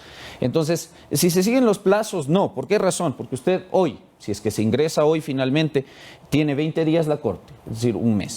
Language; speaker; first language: Spanish; native; Spanish